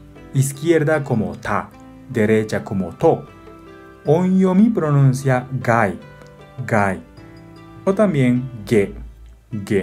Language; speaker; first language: Spanish; non-native, fluent; Japanese